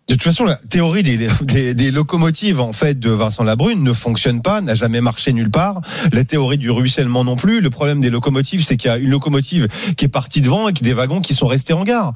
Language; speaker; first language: French; native; French